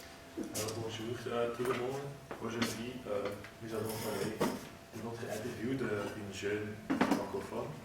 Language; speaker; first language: French; non-native, learner; Dutch